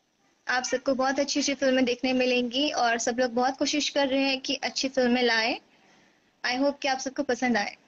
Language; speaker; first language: Hindi; native; Hindi